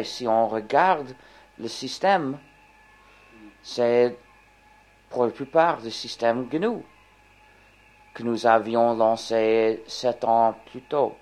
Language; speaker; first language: French; non-native, fluent; English